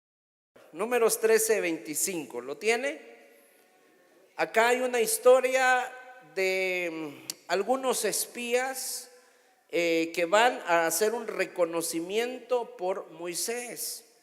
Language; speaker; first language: Spanish; native; Spanish